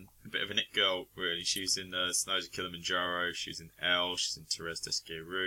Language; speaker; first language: English; native; English